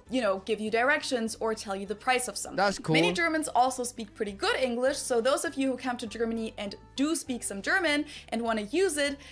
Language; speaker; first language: English; non-native, fluent; German